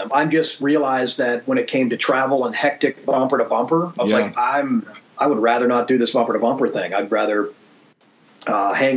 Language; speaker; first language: English; native; English